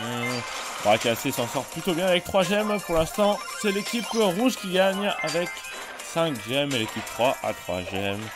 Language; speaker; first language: French; native; French